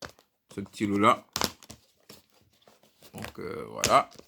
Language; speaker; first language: French; native; French